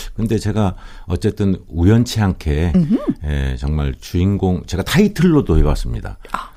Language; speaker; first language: Korean; native; Korean